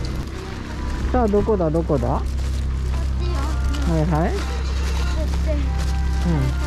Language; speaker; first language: Japanese; native; Japanese